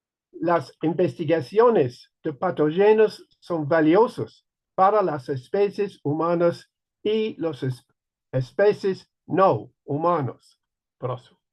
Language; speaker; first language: Spanish; non-native, learner; English